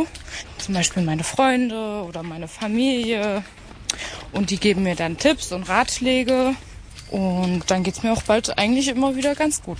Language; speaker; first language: German; native; German